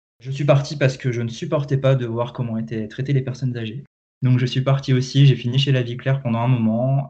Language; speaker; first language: French; native; French